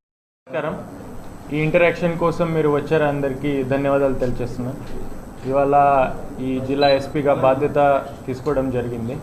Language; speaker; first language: Telugu; non-native, learner; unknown